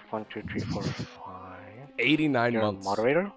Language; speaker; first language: English; non-native, fluent; Dutch